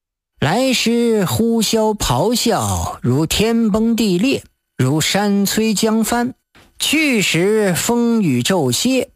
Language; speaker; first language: Chinese; native; Chinese